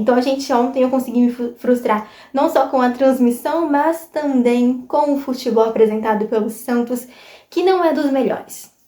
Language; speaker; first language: Portuguese; native; Portuguese